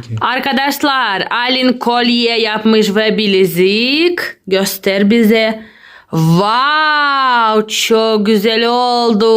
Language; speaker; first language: Turkish; non-native, learner; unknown